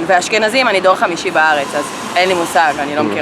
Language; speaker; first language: Hebrew; native; Hebrew